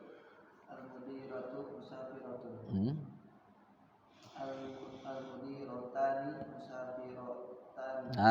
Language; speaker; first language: Arabic; non-native, learner; Indonesian